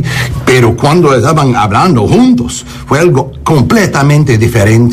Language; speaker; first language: Spanish; non-native, learner; English